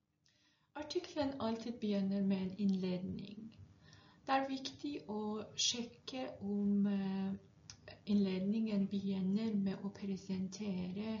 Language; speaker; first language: Norwegian; non-native, fluent; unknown